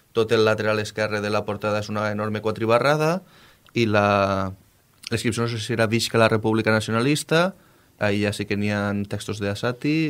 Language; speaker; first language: Catalan; native; Catalan